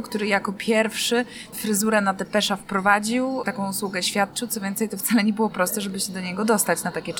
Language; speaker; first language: Polish; native; Polish